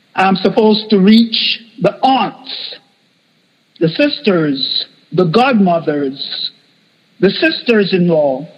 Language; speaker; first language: English; non-native, fluent; Spanish